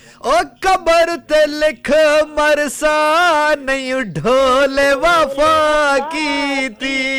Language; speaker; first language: Urdu; non-native, local second language; Punjabi